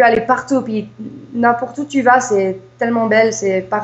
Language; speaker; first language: French; early bilingual, heritage; English